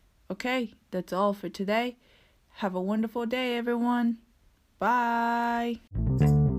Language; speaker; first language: English; non-native, fluent; Japanese